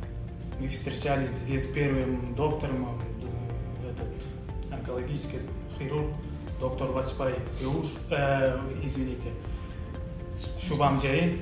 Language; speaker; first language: Russian; non-native, learner; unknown